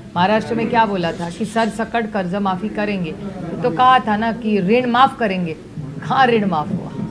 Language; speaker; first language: Hindi; non-native, local second language; Marathi